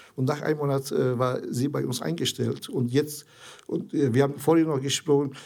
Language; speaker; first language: German; non-native, learner; Turkish